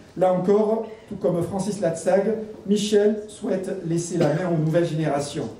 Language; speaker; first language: French; native; French